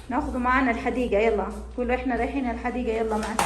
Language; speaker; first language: Arabic; non-native, fluent; Urdu